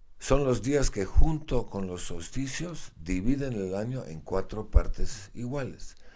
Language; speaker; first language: Spanish; non-native, fluent; Slovenian